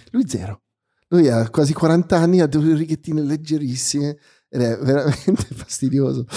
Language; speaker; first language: Italian; early bilingual, heritage; Italian